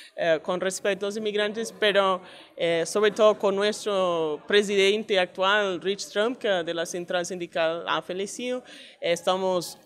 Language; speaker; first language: Spanish; non-native, fluent; English